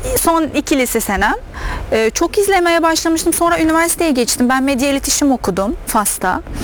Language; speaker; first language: Turkish; non-native, fluent; Arabic